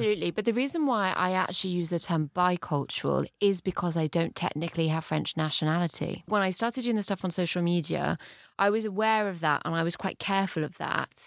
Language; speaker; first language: English; early bilingual, heritage; English